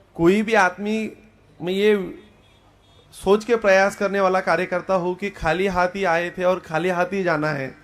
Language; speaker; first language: Hindi; non-native, local second language; Marathi